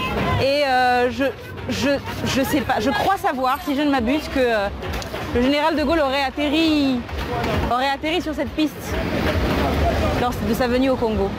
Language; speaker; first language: French; native; French